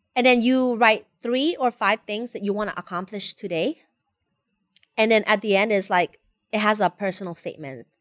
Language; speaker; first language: English; non-native, fluent; Spanish